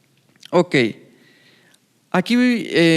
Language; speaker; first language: Spanish; native; Spanish